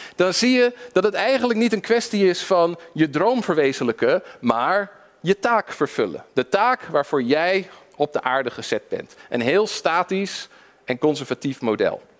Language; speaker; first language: Dutch; early bilingual, other home language; English